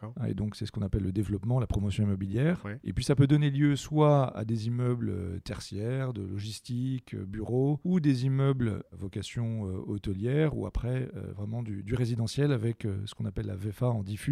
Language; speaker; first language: French; native; French